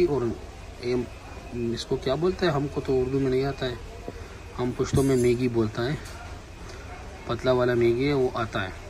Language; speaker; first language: Hindi; non-native, fluent; Pashto